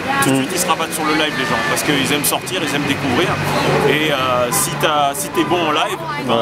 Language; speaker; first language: French; native; French